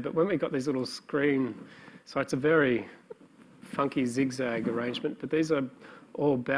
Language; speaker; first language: English; native; English